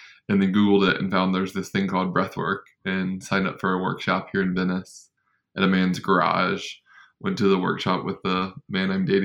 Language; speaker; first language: English; native; English